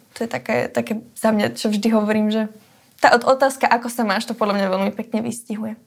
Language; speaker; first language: Slovak; native; Slovak